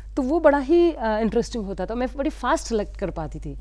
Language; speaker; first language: Hindi; native; Hindi